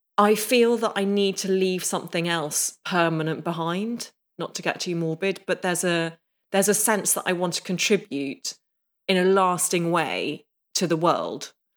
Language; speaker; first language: English; native; English